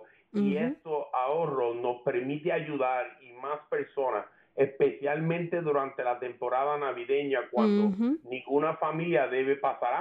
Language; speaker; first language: Spanish; early bilingual, heritage; Spanish